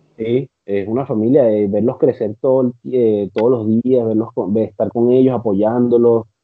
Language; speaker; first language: Spanish; native; Spanish